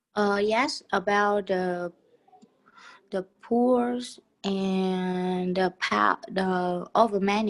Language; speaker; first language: English; non-native, learner; Vietnamese